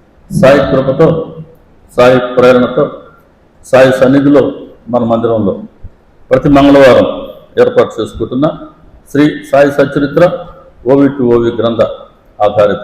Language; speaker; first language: Telugu; native; Telugu